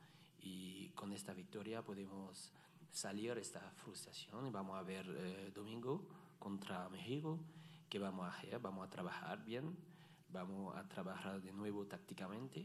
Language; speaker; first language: Spanish; non-native, learner; French